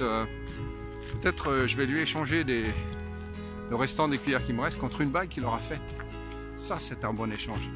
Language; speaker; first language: French; native; French